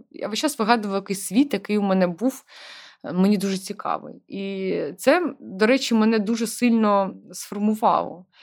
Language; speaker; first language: Ukrainian; non-native, local second language; Russian